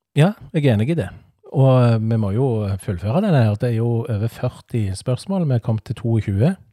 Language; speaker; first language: Norwegian; native; Norwegian